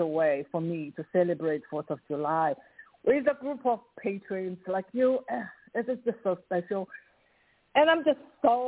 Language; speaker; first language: English; non-native, fluent; Chinese